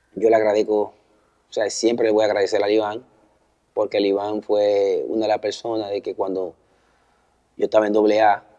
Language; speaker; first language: Spanish; native; Spanish